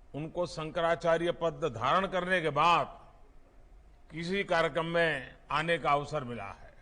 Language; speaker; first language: Hindi; non-native, local second language; Gujarati